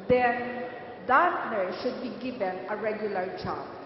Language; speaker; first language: English; non-native, local second language; Filipino